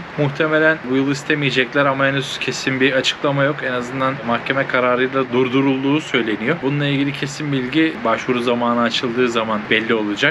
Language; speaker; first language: Turkish; native; Turkish